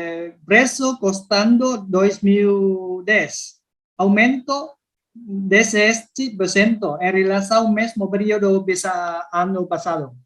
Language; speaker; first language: Portuguese; non-native, learner; Vietnamese